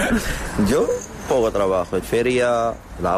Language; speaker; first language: Spanish; non-native, learner; Arabic